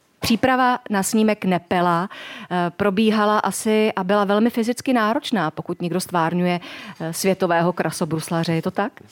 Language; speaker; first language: Czech; native; Czech